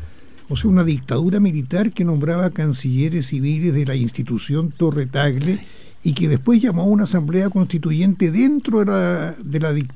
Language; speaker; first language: Spanish; native; Spanish